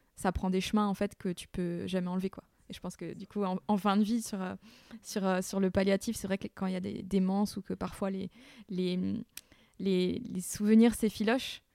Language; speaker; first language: French; native; French